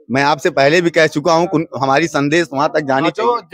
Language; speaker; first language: Hindi; native; Hindi